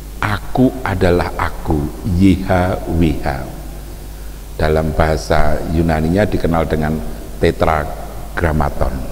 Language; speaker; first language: Indonesian; native; Indonesian